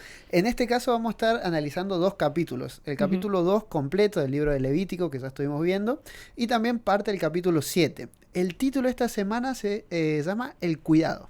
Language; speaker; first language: Spanish; native; Spanish